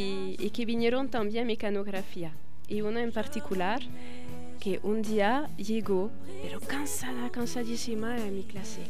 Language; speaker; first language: Spanish; non-native, fluent; French